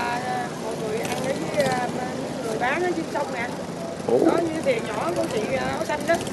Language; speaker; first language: Vietnamese; native; Vietnamese